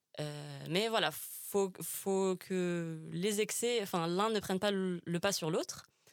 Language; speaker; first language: French; non-native, local second language; Arabic